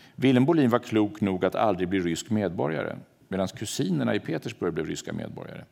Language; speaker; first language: Swedish; native; Swedish